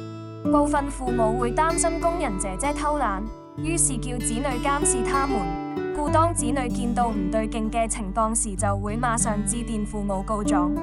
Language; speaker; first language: Cantonese; native; Cantonese